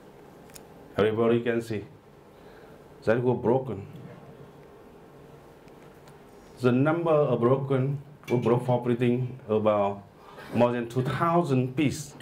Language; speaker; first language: English; non-native, learner; Vietnamese